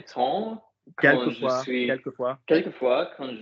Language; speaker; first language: French; non-native, learner; English